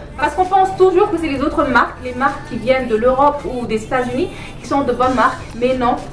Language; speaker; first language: French; non-native, local second language; Wolof